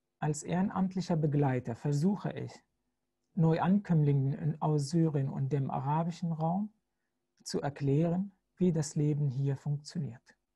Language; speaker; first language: German; non-native, fluent; Arabic